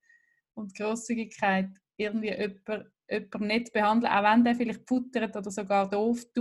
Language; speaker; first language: German; native; German